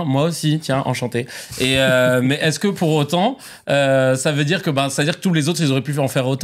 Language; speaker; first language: French; native; French